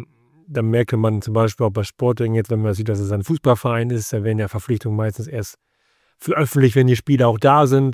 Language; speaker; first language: German; native; German